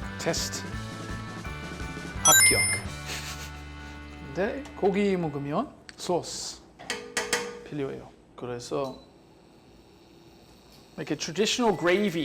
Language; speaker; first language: Korean; non-native, learner; English